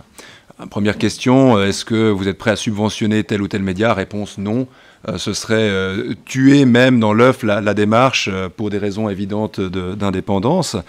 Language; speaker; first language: French; native; French